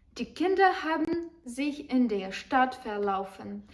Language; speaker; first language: German; non-native, fluent; Ukrainian